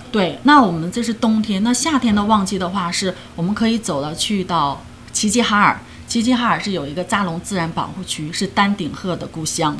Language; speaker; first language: Chinese; native; Chinese